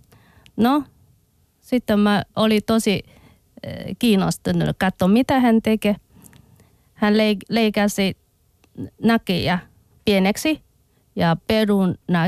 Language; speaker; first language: Finnish; non-native, learner; Chinese